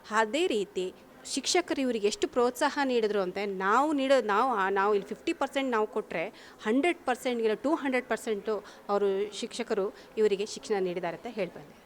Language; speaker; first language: Kannada; native; Kannada